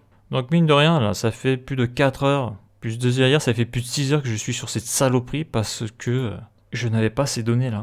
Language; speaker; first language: French; native; French